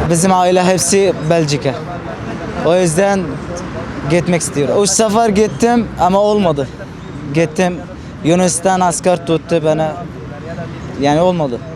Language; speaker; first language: Turkish; non-native, learner; Arabic